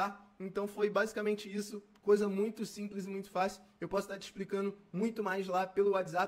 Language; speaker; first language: Portuguese; native; Portuguese